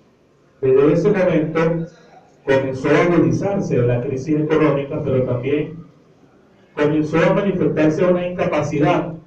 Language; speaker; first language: Spanish; native; Spanish